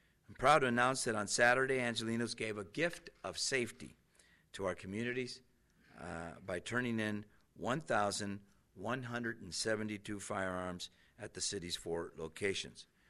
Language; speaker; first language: English; native; English